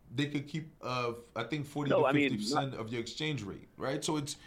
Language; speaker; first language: English; non-native, local second language; French